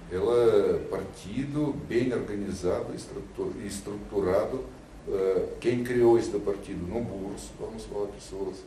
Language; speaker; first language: Portuguese; non-native, learner; Russian